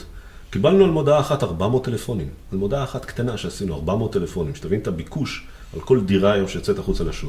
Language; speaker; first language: Hebrew; native; Hebrew